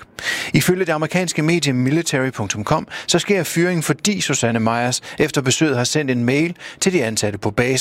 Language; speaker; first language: Danish; native; Danish